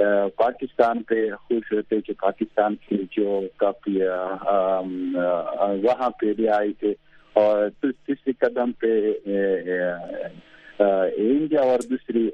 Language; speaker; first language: Hindi; non-native, fluent; Pashto